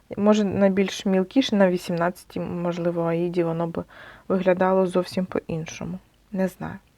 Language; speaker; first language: Ukrainian; non-native, local second language; Russian